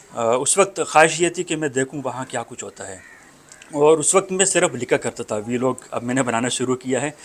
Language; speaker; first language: Urdu; native; Urdu